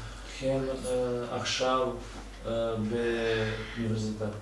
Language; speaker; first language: Hebrew; non-native, learner; Serbian